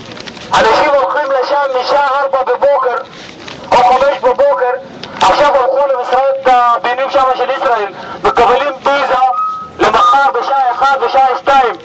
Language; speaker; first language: Hebrew; non-native, learner; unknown